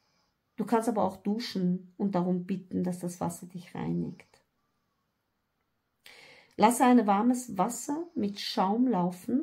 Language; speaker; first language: German; non-native, fluent; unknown